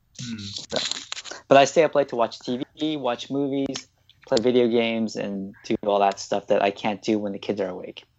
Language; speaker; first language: English; native; English